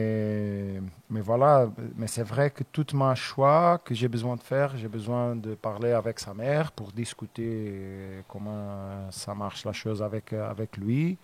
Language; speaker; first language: French; non-native, learner; Portuguese